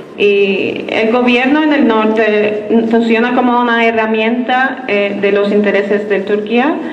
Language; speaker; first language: Spanish; non-native, fluent; Turkish